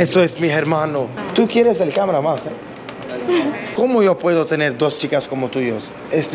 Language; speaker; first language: Spanish; non-native, learner; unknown